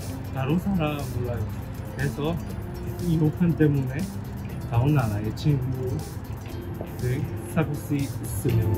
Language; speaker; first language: Korean; non-native, learner; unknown